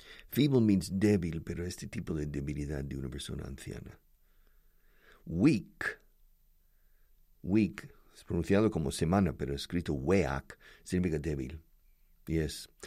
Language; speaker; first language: Spanish; non-native, fluent; English